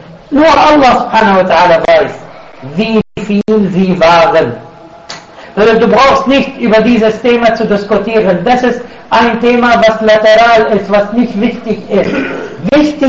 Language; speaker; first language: German; non-native, fluent; Arabic